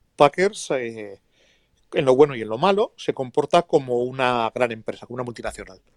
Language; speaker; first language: Spanish; native; Spanish